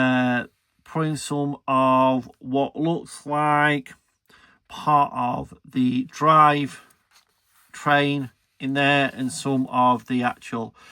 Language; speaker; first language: English; native; English